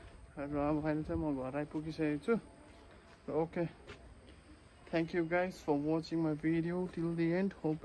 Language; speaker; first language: Hindi; non-native, local second language; Nepali